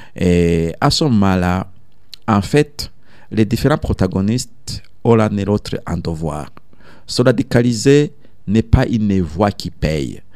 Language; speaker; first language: French; non-native, local second language; Rundi